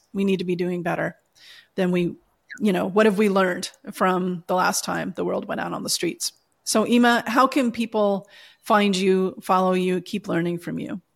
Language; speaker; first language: English; native; English